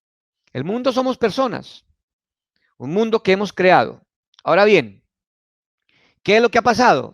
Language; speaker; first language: Spanish; native; Spanish